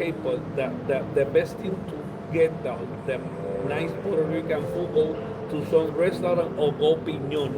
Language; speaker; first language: English; non-native, learner; Spanish